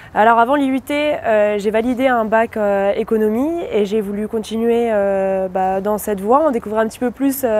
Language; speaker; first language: French; native; French